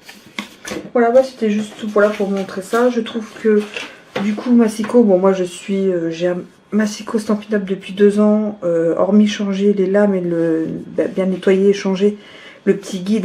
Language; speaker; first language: French; native; French